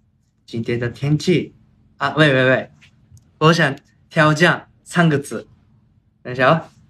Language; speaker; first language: Chinese; non-native, learner; Japanese